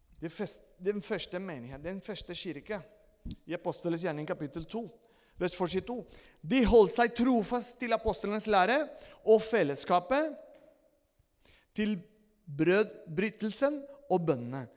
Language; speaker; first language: Norwegian; non-native, fluent; Spanish